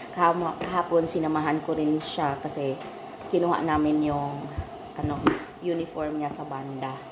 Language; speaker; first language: Filipino; non-native, local second language; Cebuano